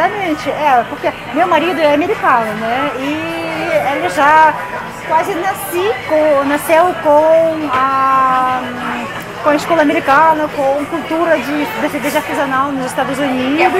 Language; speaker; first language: Portuguese; non-native, fluent; Russian